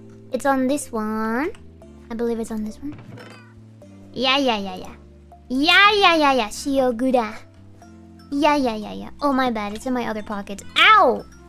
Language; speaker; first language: English; native; English